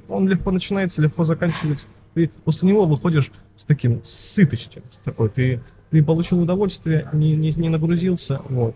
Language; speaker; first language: Russian; native; Russian